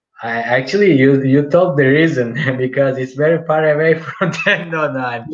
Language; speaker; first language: English; non-native, fluent; Turkish